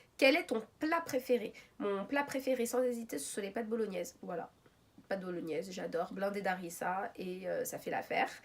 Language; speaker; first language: French; early bilingual, other home language; Arabic